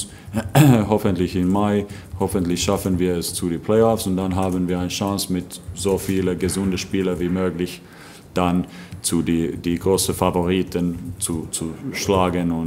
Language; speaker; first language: German; non-native, fluent; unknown